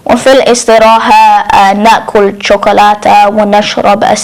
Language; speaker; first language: Arabic; non-native, learner; English